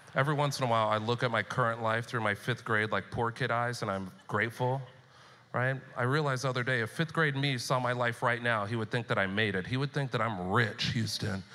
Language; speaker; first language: English; native; English